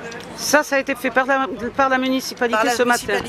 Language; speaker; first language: French; native; French